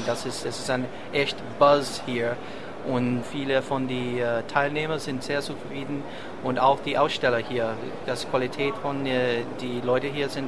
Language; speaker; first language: German; non-native, learner; English